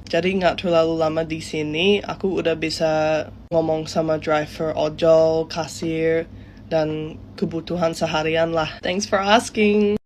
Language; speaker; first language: Indonesian; non-native, fluent; English